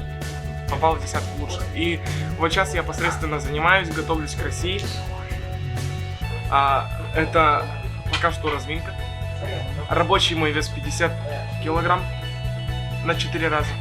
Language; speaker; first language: Russian; native; Russian